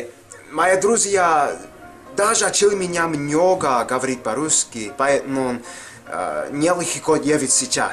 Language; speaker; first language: Russian; non-native, learner; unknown